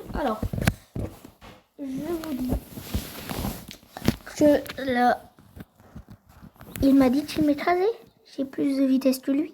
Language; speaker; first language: French; native; French